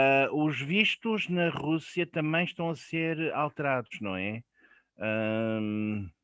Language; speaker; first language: Portuguese; non-native, fluent; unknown